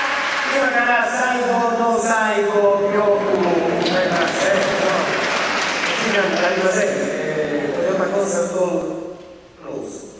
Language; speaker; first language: Japanese; non-native, learner; Italian